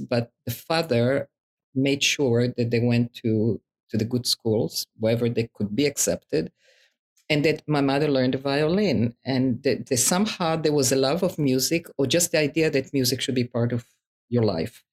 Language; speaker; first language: English; non-native, fluent; Hebrew